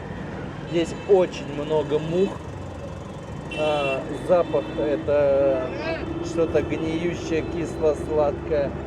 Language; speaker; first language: Russian; native; Russian